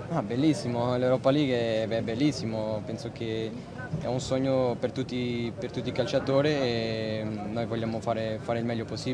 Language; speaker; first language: Italian; non-native, fluent; Portuguese